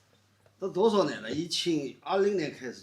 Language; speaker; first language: Chinese; native; Chinese